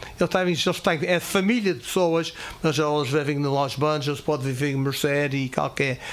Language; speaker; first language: Portuguese; early bilingual, heritage; Portuguese